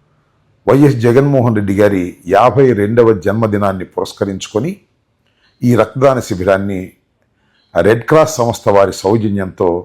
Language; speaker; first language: Telugu; native; Telugu